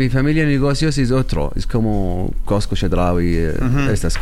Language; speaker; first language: Spanish; non-native, learner; Arabic